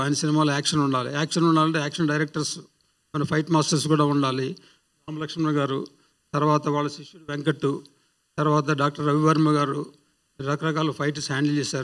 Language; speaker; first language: Telugu; native; Telugu